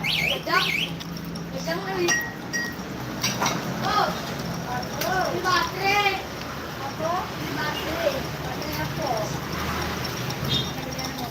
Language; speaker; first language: Indonesian; non-native, local second language; Balinese